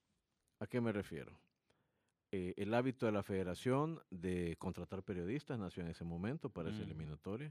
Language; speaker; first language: Spanish; native; Spanish